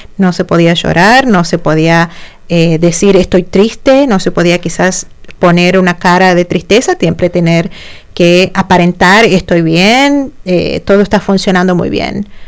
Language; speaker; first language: Spanish; native; Spanish